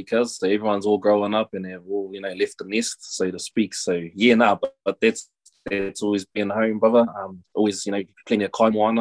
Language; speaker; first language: English; native; English